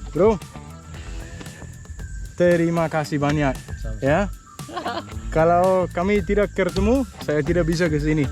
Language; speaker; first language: Indonesian; non-native, learner; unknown